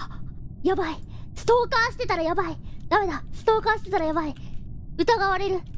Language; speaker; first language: Japanese; native; Japanese